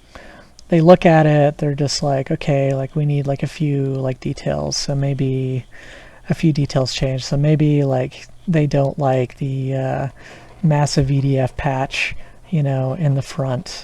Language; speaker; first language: English; native; English